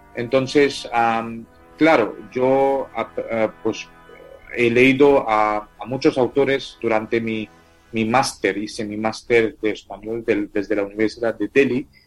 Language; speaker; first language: Spanish; non-native, fluent; Tamil